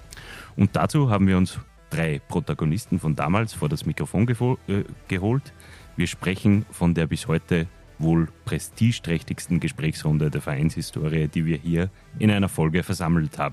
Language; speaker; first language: German; native; German